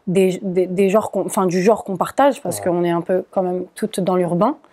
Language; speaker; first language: French; native; French